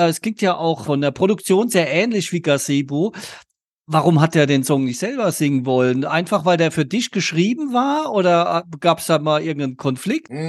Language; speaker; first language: German; native; German